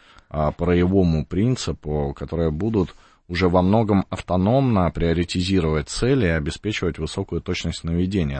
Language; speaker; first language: Russian; native; Russian